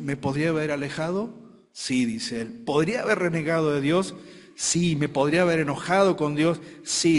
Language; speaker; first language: Spanish; native; Spanish